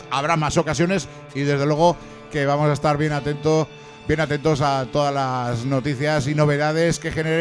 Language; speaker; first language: Spanish; native; Spanish